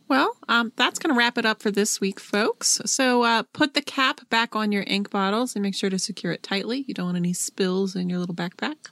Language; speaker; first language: English; native; English